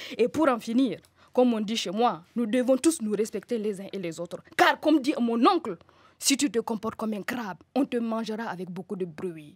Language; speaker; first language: French; non-native, local second language; Mossi